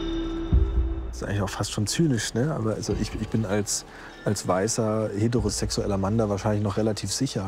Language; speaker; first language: German; native; German